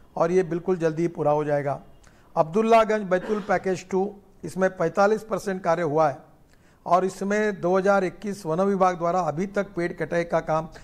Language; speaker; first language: Hindi; non-native, local second language; Marathi